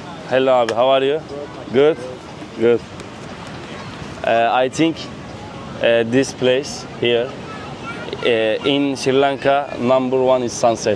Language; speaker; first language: English; non-native, learner; Turkish